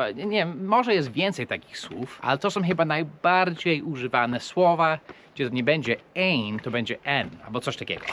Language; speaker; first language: Polish; non-native, fluent; English